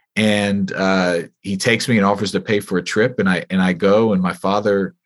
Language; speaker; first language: English; native; English